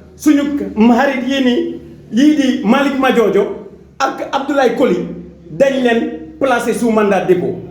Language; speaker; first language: Wolof; non-native, local second language; Jola-Fonyi